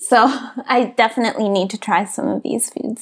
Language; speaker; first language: English; native; English